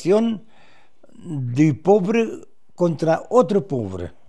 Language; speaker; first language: French; non-native, fluent; Spanish